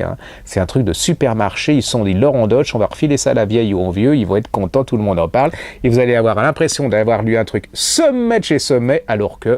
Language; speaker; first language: French; native; French